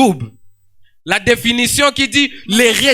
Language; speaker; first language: French; non-native, local second language; Swahili